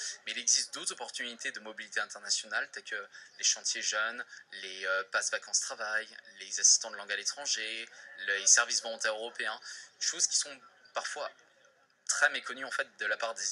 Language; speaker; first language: French; native; French